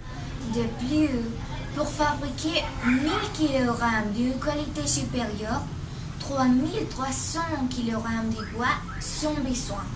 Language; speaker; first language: French; non-native, learner; Spanish